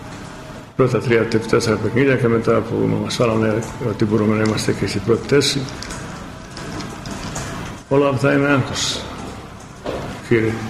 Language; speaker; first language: Greek; non-native, fluent; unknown